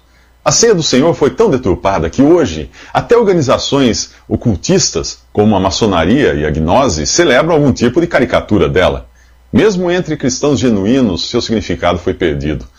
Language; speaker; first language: Portuguese; native; Portuguese